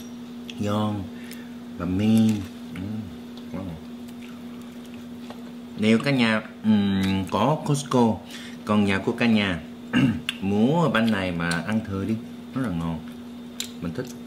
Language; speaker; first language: Vietnamese; non-native, learner; Korean